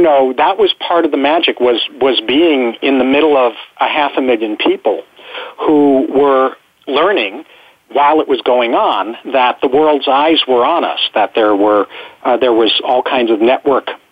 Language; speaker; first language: English; native; English